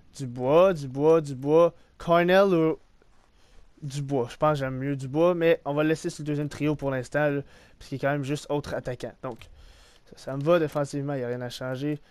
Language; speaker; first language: French; native; French